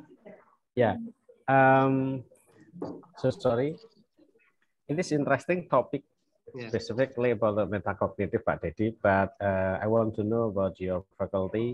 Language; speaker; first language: English; non-native, fluent; Indonesian